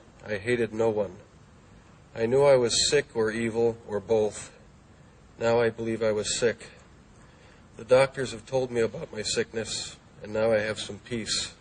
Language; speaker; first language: English; native; English